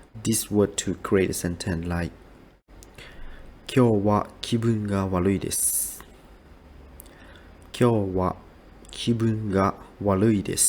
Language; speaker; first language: Japanese; non-native, learner; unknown